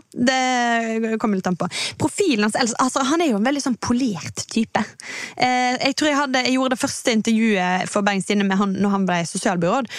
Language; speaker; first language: Norwegian; native; Norwegian